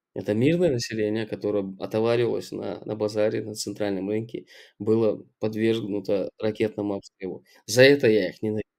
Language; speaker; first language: Russian; non-native, local second language; Chechen